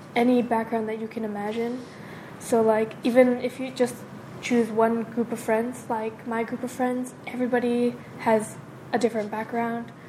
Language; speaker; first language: English; early bilingual, other home language; Japanese